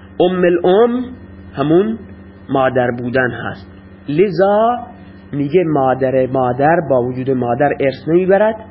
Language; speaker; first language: Persian; non-native, local second language; Baluchi